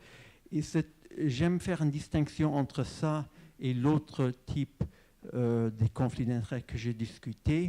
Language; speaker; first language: French; non-native, fluent; English